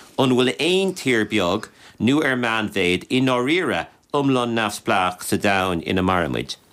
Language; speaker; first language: Irish; native; Irish